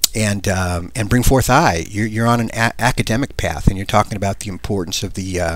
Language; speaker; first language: English; native; English